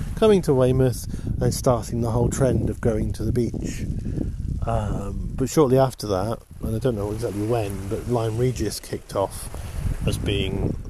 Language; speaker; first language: English; native; English